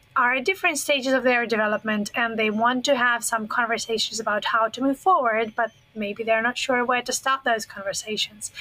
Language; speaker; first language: English; non-native, fluent; Russian